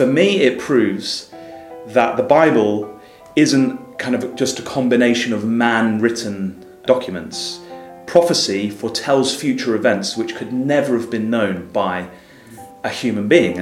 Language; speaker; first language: English; native; English